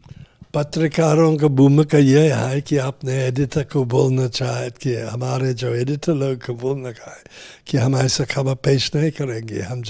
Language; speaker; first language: Hindi; non-native, fluent; English